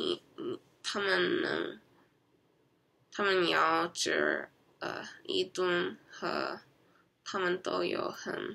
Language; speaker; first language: Chinese; non-native, learner; Korean